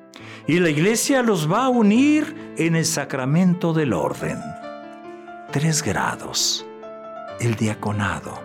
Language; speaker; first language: Spanish; native; Spanish